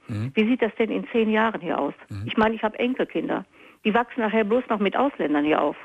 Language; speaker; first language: German; native; German